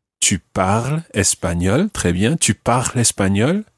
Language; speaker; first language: French; non-native, fluent; English